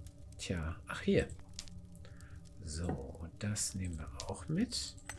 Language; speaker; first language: German; native; German